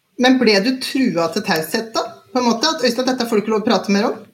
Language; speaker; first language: Norwegian; native; Norwegian